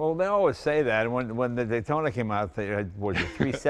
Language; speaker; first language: English; native; English